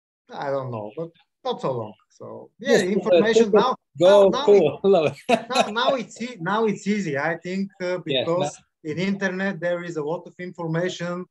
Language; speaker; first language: English; non-native, learner; Bulgarian